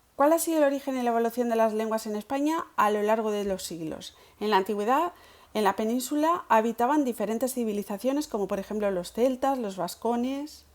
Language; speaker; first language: Spanish; native; Spanish